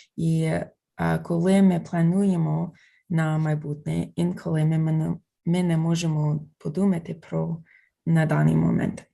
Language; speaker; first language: Ukrainian; non-native, fluent; English